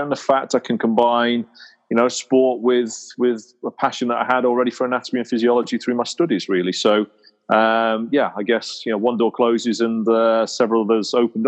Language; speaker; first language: English; native; English